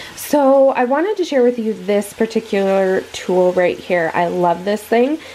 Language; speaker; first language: English; native; English